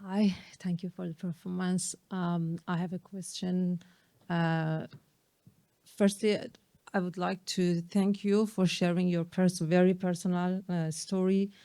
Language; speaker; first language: English; non-native, fluent; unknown